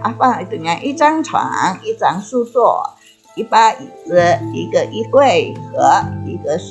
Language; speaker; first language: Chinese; non-native, fluent; Indonesian